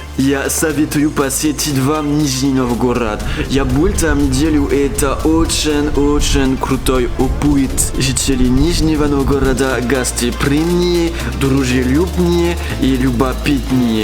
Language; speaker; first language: Russian; non-native, fluent; French